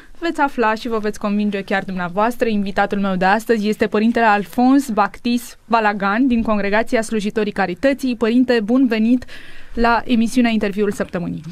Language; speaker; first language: Romanian; native; Romanian